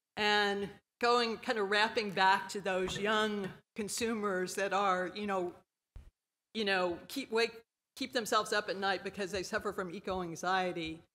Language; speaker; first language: English; native; English